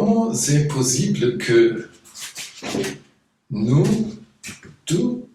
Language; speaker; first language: French; non-native, fluent; German